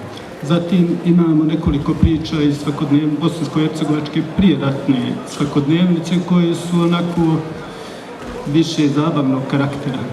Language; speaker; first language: Bosnian; native; Bosnian